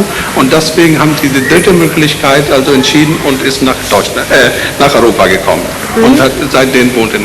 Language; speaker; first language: German; non-native, learner; Urdu